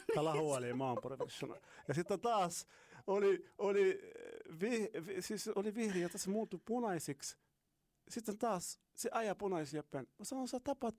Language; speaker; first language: Finnish; non-native, fluent; Arabic